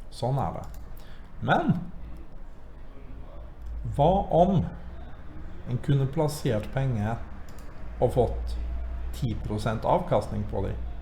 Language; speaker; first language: Norwegian; native; Norwegian